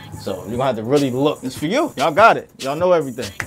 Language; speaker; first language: English; native; English